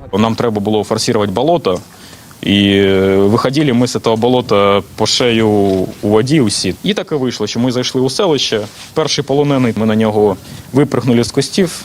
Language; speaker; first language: Ukrainian; non-native, local second language; Russian